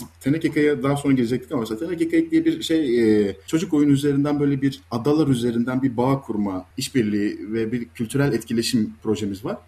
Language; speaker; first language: Turkish; native; Turkish